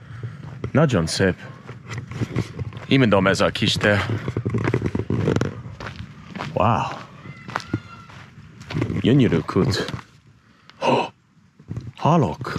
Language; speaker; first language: Hungarian; non-native, learner; English